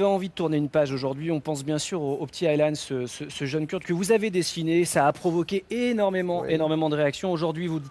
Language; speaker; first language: French; native; French